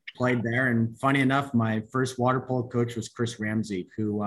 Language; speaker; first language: English; native; English